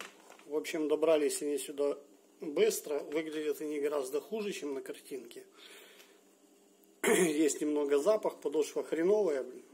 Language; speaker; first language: Russian; native; Russian